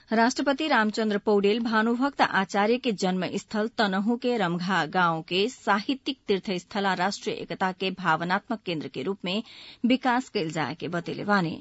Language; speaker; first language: Bhojpuri; native; Bhojpuri